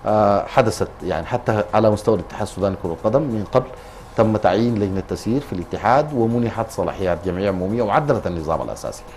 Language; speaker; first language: Arabic; native; Arabic